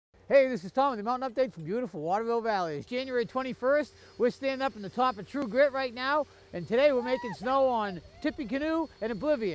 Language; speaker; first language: English; native; English